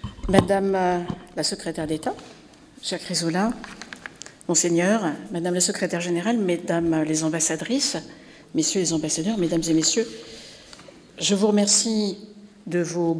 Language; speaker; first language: French; native; French